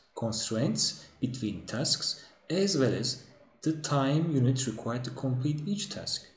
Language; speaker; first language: English; non-native, fluent; Turkish